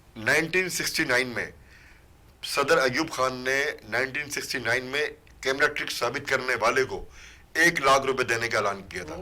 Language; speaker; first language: Urdu; native; Urdu